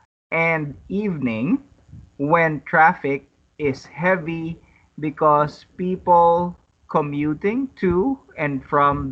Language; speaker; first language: English; non-native, fluent; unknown